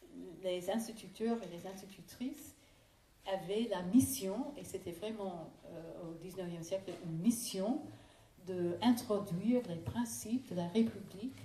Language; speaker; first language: French; non-native, fluent; English